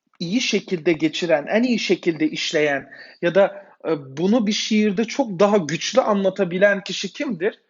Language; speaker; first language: Turkish; native; Turkish